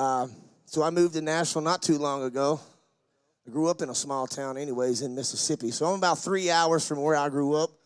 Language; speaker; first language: English; native; English